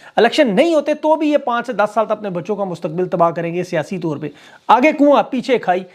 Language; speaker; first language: Urdu; native; Urdu